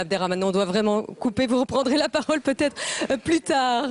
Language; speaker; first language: French; native; French